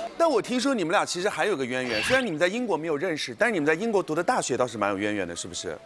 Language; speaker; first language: Chinese; native; Chinese